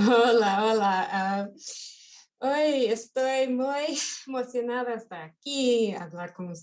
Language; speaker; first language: Spanish; non-native, fluent; English